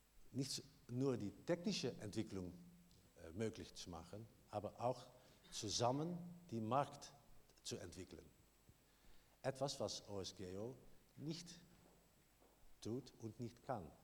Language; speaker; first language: German; non-native, learner; Dutch